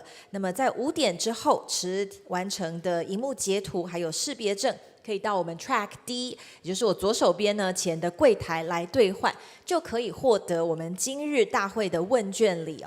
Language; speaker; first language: Chinese; native; Chinese